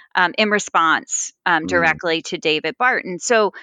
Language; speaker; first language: English; native; English